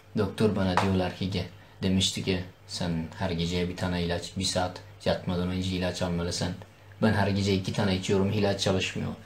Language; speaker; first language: Turkish; non-native, local second language; Kurdish